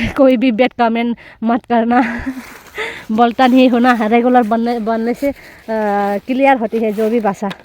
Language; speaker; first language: Hindi; non-native, local second language; Kok Borok